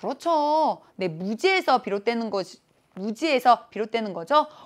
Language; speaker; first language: Korean; native; Korean